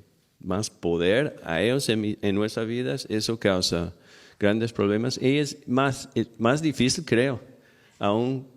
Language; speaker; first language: Spanish; non-native, fluent; English